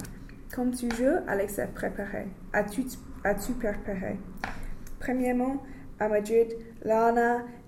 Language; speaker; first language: French; non-native, learner; English